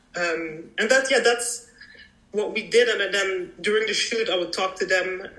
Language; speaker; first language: English; early bilingual, heritage; English